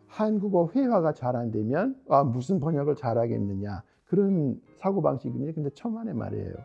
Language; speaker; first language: Korean; non-native, fluent; English